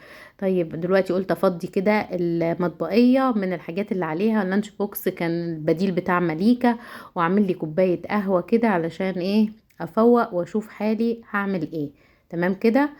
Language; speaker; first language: Arabic; native; Arabic